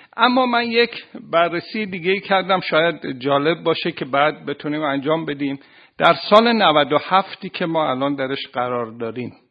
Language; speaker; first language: Persian; native; Persian